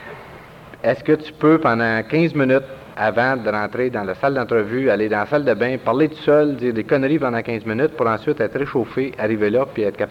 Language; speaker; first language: French; native; French